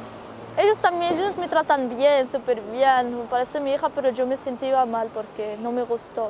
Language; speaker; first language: Spanish; non-native, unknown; Arabic